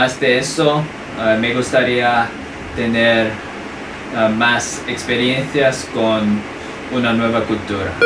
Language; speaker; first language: Spanish; non-native, fluent; English